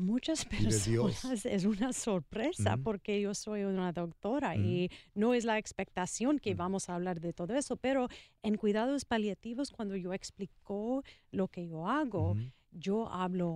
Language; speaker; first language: Spanish; non-native, learner; English